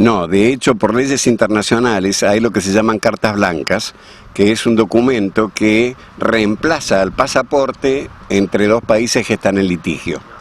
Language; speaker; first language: Spanish; native; Spanish